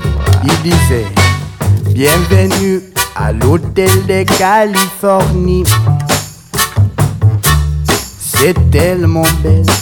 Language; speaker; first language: French; non-native, learner; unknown